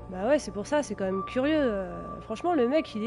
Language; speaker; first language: French; native; French